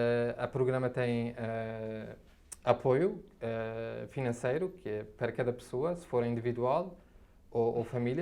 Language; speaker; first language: Portuguese; non-native, fluent; Arabic